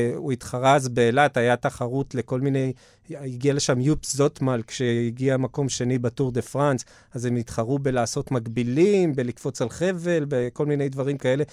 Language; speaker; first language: Hebrew; early bilingual, other home language; English